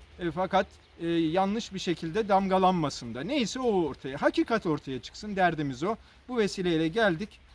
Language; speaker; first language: Turkish; native; Turkish